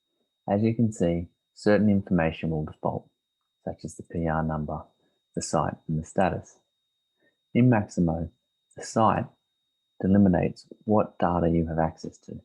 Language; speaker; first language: English; native; English